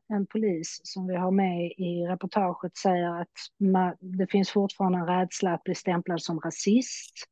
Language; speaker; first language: Swedish; native; Swedish